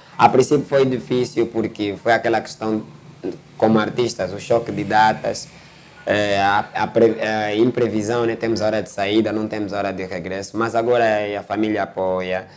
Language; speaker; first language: Portuguese; native; Portuguese